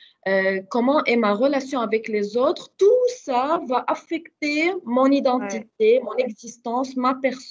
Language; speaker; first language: French; non-native, fluent; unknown